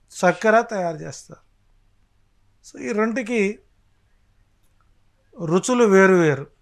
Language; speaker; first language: Telugu; native; Telugu